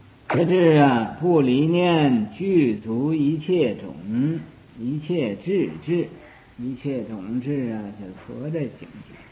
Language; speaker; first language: Chinese; native; Chinese